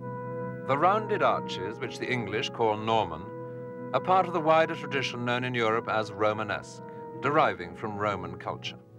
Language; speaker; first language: English; native; English